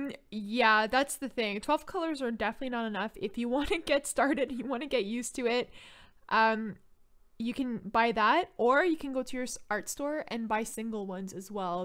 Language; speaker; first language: English; non-native, local second language; French